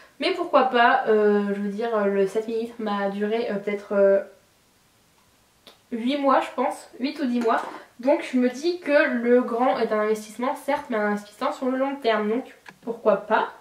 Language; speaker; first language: French; native; French